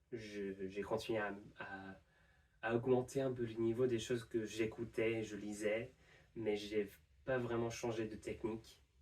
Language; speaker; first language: French; non-native, fluent; English